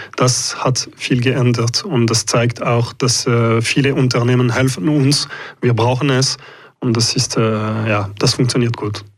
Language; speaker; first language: German; non-native, local second language; French